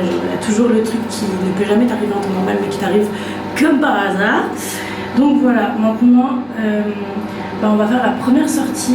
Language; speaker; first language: French; native; French